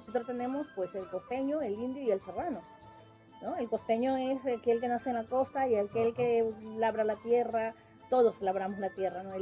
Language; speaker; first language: Spanish; native; Spanish